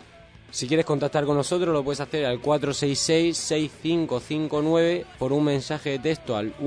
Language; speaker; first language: Spanish; native; Spanish